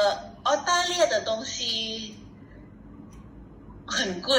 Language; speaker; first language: Chinese; non-native, learner; Thai